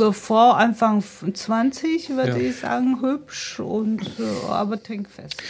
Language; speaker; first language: German; non-native, fluent; Chinese